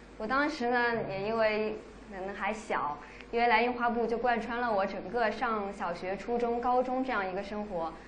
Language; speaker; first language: Chinese; native; Chinese